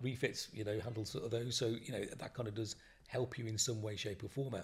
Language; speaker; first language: English; native; English